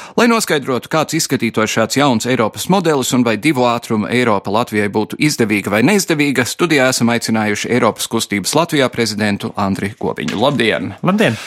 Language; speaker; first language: Latvian; early bilingual, heritage; Latvian